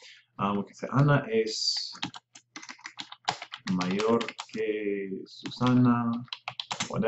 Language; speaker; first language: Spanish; non-native, fluent; English